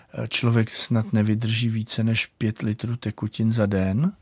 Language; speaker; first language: Czech; native; Czech